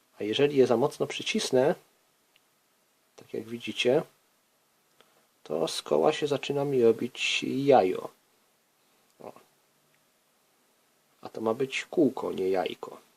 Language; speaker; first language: Polish; native; Polish